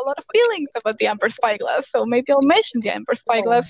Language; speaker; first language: English; non-native, fluent; Spanish